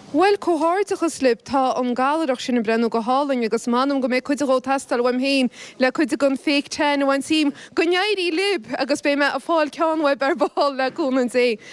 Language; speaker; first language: Irish; native; Irish